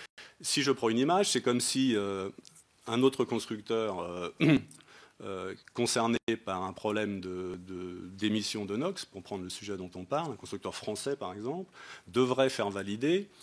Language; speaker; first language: French; native; French